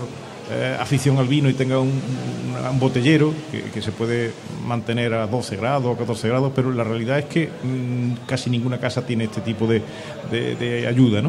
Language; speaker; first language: Spanish; native; Spanish